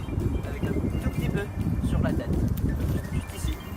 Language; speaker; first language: French; non-native, learner; English